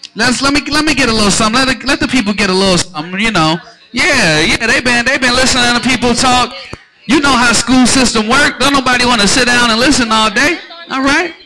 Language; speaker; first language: English; native; English